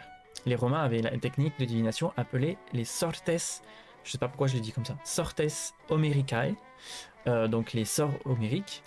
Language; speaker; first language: French; native; French